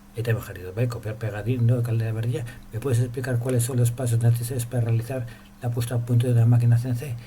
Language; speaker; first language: Spanish; non-native, local second language; Basque